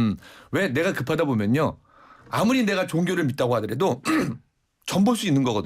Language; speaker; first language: Korean; native; Korean